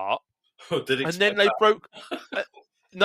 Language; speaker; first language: English; native; English